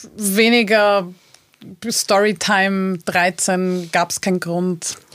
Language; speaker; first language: German; early bilingual, other home language; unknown